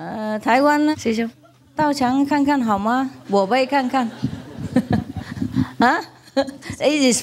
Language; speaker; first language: Chinese; non-native, fluent; Vietnamese